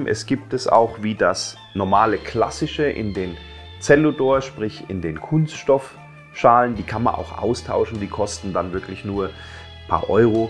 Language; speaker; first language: German; native; German